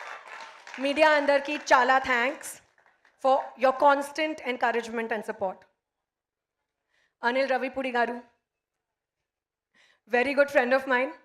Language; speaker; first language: Telugu; non-native, local second language; Hindi